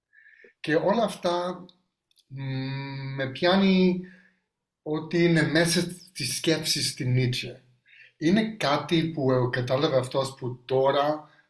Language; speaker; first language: Greek; non-native, learner; English